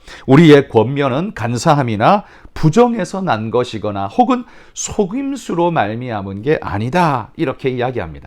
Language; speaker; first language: Korean; native; Korean